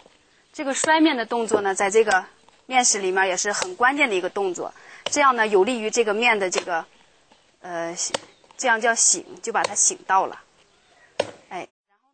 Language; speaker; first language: Chinese; native; Chinese